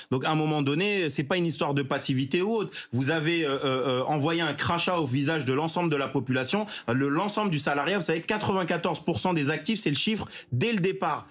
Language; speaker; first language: French; native; French